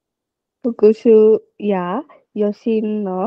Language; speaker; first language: Japanese; non-native, learner; Sinhala